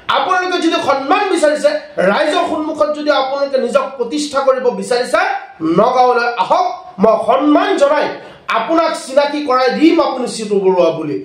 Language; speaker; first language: Assamese; non-native, local second language; Bangla